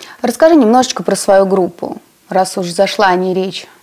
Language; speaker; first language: Russian; native; Russian